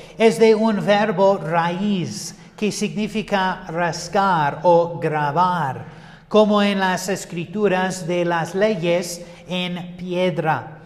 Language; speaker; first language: Spanish; non-native, fluent; English